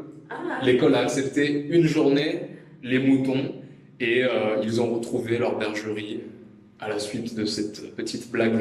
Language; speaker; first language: French; native; French